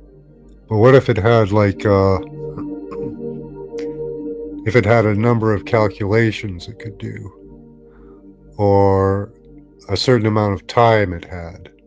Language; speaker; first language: English; native; English